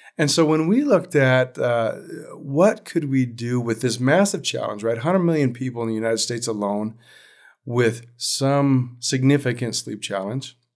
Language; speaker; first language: English; native; English